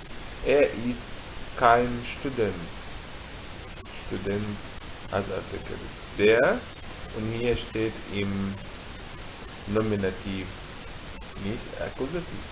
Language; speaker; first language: German; non-native, fluent; Arabic